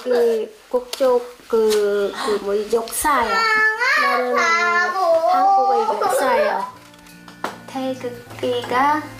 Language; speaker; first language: Korean; non-native, learner; Khmer